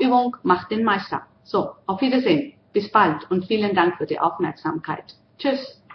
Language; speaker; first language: German; non-native, fluent; Spanish